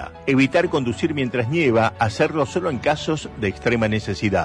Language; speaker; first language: Spanish; native; Spanish